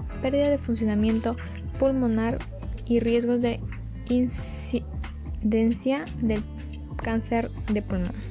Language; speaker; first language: Spanish; native; Spanish